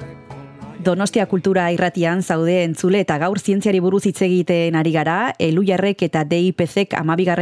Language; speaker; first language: Basque; native; Basque